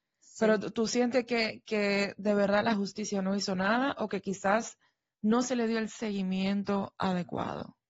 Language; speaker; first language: Spanish; native; Spanish